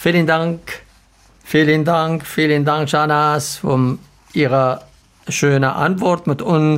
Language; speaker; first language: German; non-native, learner; Arabic